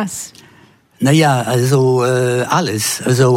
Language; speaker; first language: German; non-native, fluent; English